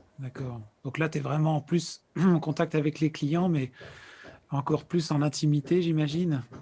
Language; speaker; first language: French; native; French